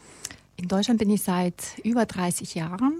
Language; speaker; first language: German; non-native, fluent; Russian